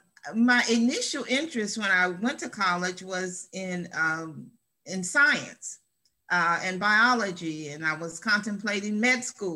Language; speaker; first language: English; native; English